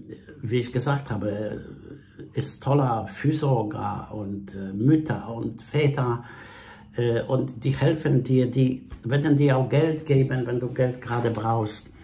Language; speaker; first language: German; non-native, fluent; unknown